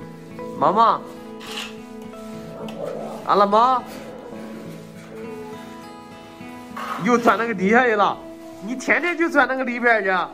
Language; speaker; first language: Chinese; native; Chinese